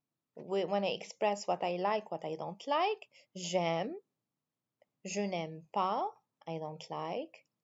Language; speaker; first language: English; non-native, fluent; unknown